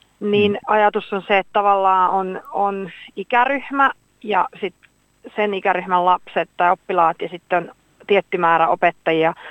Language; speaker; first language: Finnish; native; Finnish